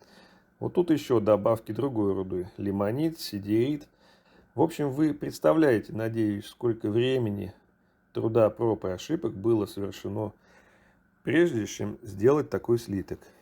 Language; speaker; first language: Russian; native; Russian